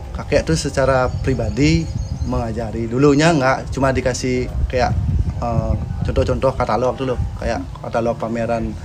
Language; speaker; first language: Indonesian; non-native, local second language; Balinese